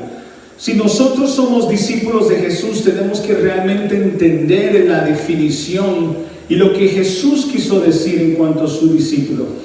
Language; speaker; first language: Spanish; early bilingual, heritage; Spanish